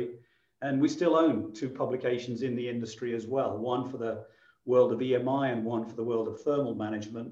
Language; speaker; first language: English; native; English